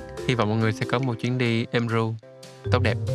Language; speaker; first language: Vietnamese; native; Vietnamese